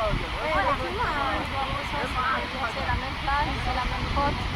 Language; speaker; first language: French; non-native, learner; Portuguese